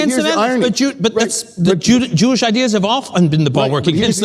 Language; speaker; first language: English; native; English